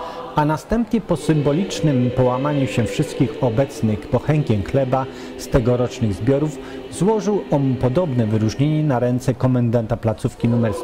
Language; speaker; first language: Polish; native; Polish